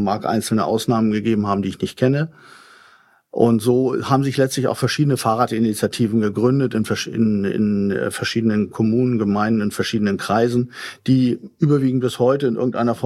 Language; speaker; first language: German; native; German